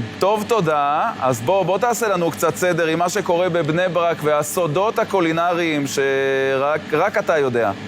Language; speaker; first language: Hebrew; native; Hebrew